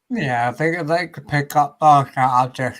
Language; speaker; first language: English; native; English